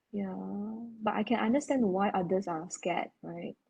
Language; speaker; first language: English; non-native, local second language; Chinese